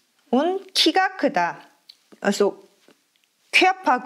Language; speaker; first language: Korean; non-native, learner; German